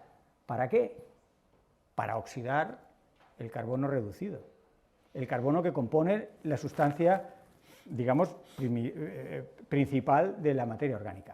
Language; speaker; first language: Spanish; native; Spanish